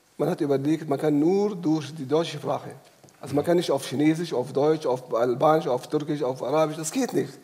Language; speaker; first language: German; non-native, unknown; Arabic